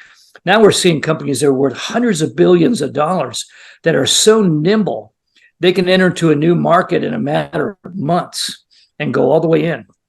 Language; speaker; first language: English; native; English